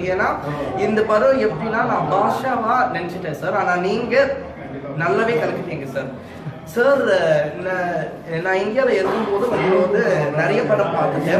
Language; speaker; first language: Tamil; non-native, fluent; Swedish